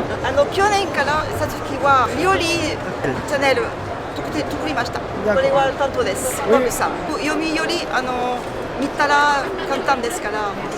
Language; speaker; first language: Japanese; non-native, learner; French